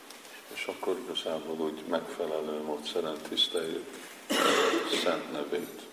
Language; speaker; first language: Hungarian; non-native, fluent; English